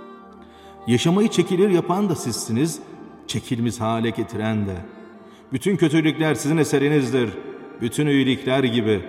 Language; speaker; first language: Turkish; native; Turkish